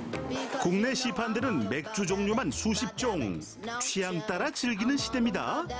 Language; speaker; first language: Korean; native; Korean